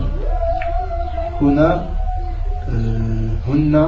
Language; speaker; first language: Arabic; non-native, learner; French